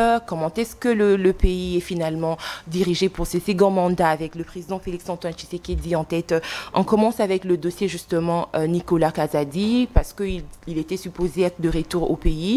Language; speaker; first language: French; non-native, local second language; Lingala